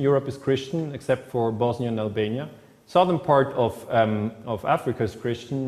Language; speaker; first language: English; non-native, fluent; German